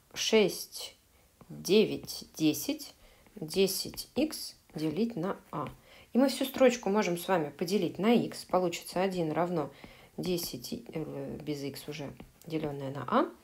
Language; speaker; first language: Russian; native; Russian